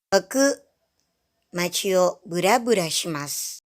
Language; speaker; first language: Japanese; non-native, fluent; Indonesian